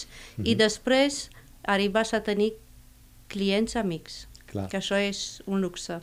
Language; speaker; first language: Catalan; non-native, fluent; Romanian